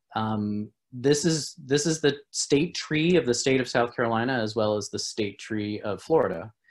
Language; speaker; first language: English; native; English